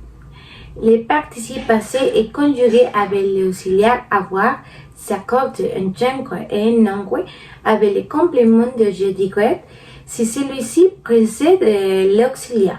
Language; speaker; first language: French; non-native, learner; Spanish